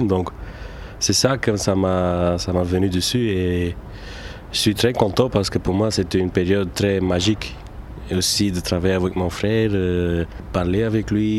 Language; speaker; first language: French; non-native, local second language; Turkish